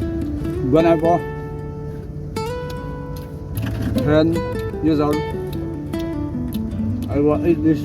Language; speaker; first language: English; non-native, learner; Khmer